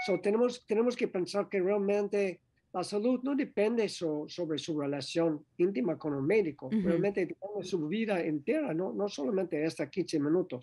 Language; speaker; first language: Spanish; non-native, learner; English